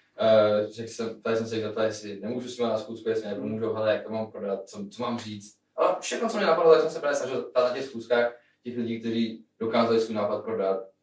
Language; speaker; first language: Czech; native; Czech